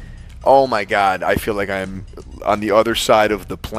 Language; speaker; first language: English; native; English